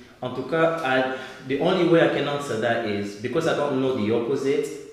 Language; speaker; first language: English; non-native, fluent; Lingala